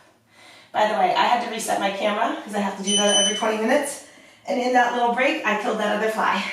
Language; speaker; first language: English; native; English